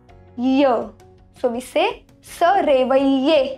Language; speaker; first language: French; non-native, fluent; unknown